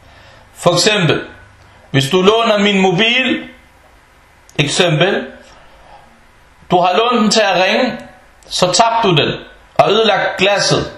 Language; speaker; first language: Danish; early bilingual, other home language; Arabic